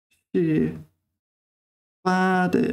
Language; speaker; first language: Chinese; non-native, fluent; English